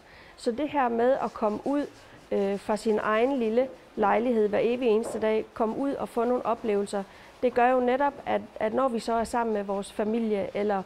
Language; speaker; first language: Danish; native; Danish